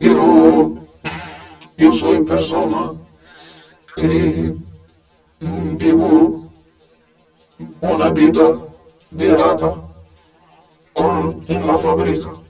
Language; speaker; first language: Spanish; non-native, learner; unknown